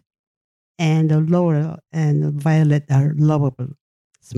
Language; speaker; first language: English; non-native, fluent; Japanese